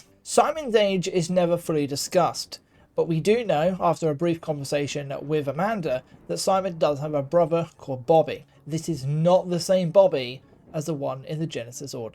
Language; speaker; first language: English; native; English